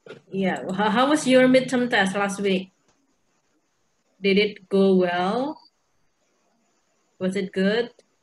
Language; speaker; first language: English; non-native, fluent; Indonesian